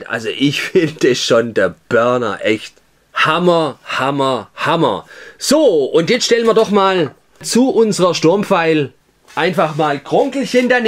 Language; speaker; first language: German; native; German